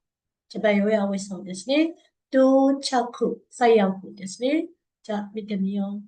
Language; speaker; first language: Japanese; non-native, fluent; Burmese